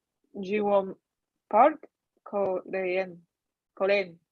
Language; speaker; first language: French; non-native, learner; Chinese